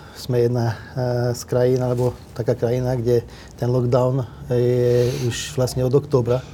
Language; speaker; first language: Slovak; non-native, local second language; Hungarian